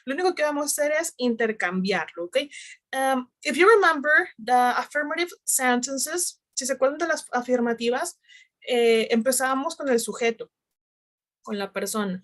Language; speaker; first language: Spanish; native; Spanish